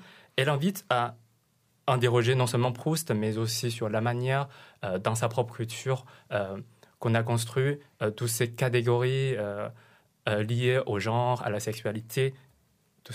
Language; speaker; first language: French; non-native, fluent; Chinese